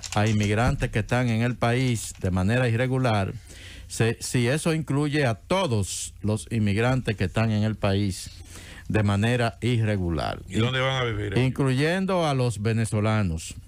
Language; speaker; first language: Spanish; native; Spanish